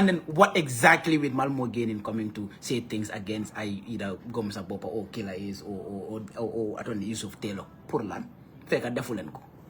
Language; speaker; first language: English; non-native, local second language; Wolof